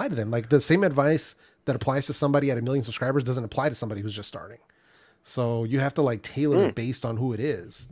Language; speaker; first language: English; early bilingual, other home language; Spanish